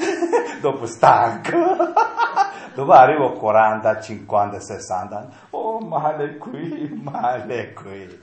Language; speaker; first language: Italian; non-native, learner; Tibetan